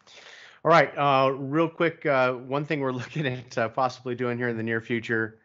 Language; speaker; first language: English; native; English